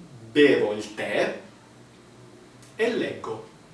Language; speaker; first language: Italian; native; Italian